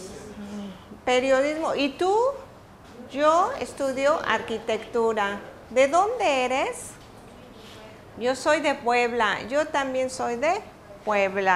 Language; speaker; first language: Spanish; native; Spanish